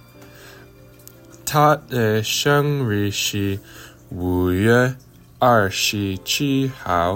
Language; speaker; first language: Chinese; non-native, learner; English